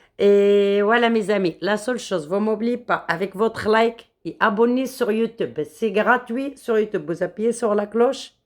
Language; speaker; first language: French; non-native, local second language; Arabic